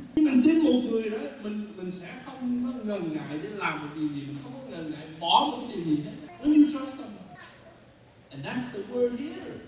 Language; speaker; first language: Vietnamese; early bilingual, heritage; Vietnamese